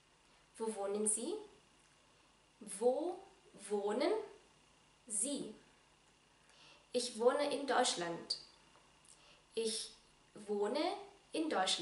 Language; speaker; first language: German; non-native, fluent; Vietnamese